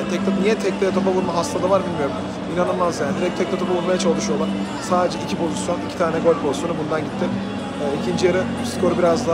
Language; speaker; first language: Turkish; native; Turkish